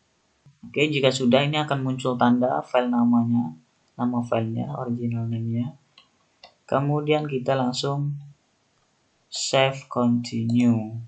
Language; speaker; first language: Indonesian; native; Indonesian